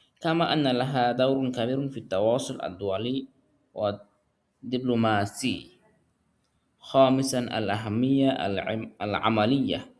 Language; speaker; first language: Arabic; non-native, fluent; Bangla